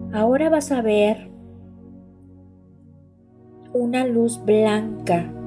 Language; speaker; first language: Spanish; native; Spanish